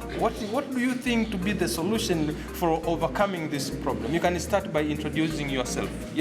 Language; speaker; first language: English; non-native, local second language; Swahili